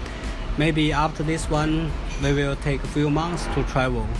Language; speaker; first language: English; non-native, fluent; Chinese